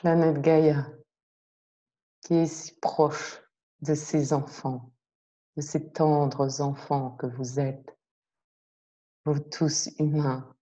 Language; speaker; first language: French; native; French